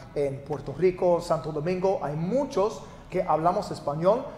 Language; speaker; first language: Spanish; early bilingual, heritage; Spanish